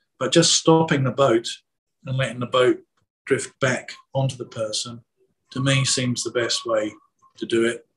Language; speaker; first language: English; native; English